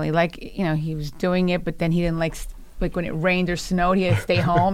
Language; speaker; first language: English; early bilingual, other home language; Italian